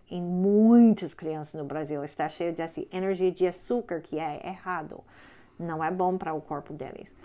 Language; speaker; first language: Portuguese; non-native, learner; English